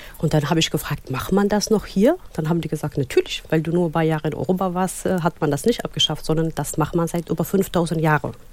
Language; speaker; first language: German; non-native, fluent; Somali